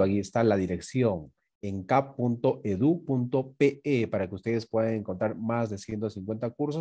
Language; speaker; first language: Spanish; native; Spanish